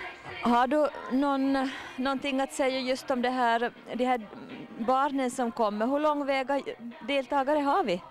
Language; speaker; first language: Swedish; native; Swedish